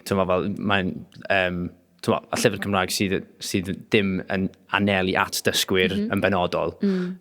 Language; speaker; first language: Welsh; non-native, local second language; English